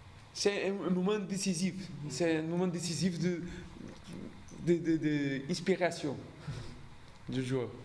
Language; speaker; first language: French; non-native, learner; Portuguese